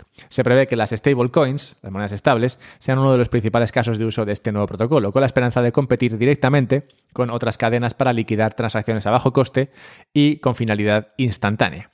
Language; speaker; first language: Spanish; native; Spanish